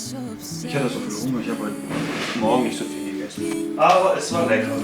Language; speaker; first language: German; native; German